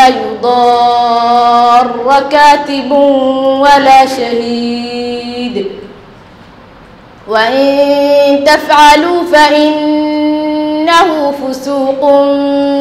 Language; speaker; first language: Arabic; non-native, local second language; Somali